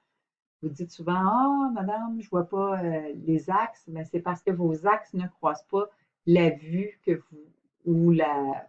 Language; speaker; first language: French; native; French